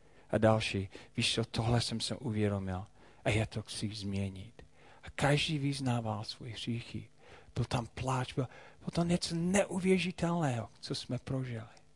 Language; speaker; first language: Czech; non-native, fluent; English